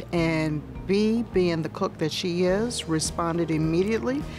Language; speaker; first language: English; native; English